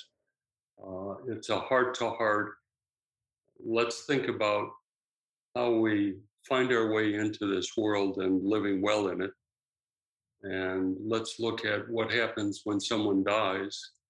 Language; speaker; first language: English; native; English